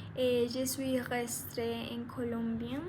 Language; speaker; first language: French; non-native, learner; Spanish